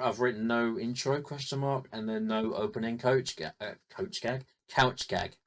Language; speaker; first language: English; native; English